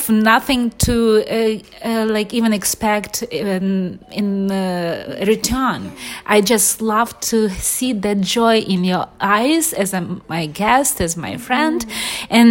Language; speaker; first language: English; non-native, fluent; Ukrainian